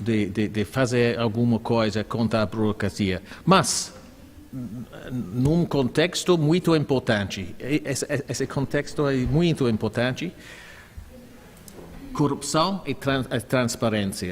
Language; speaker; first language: Portuguese; non-native, fluent; English